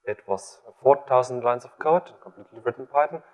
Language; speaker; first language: English; non-native, fluent; German